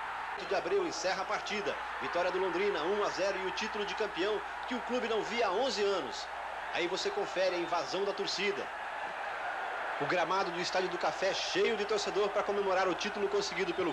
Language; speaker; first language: Portuguese; native; Portuguese